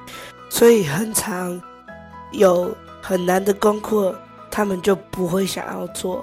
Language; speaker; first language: Chinese; early bilingual, heritage; Chinese